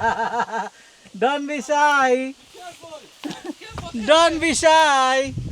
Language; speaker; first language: English; non-native, learner; Nepali